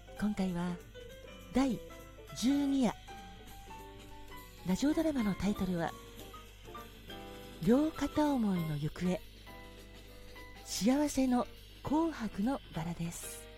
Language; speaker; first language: Japanese; native; Japanese